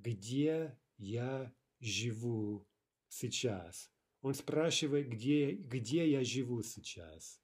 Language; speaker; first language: Russian; non-native, fluent; English